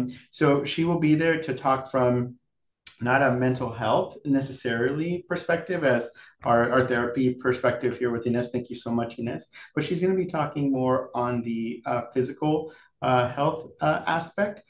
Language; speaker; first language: English; native; English